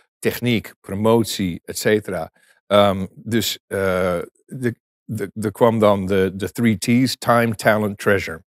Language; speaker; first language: Dutch; native; Dutch